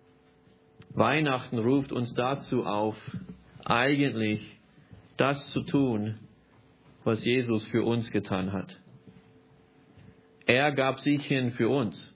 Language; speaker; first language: German; non-native, fluent; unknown